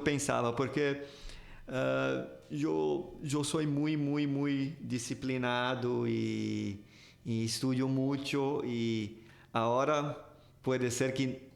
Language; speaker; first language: Spanish; non-native, fluent; Portuguese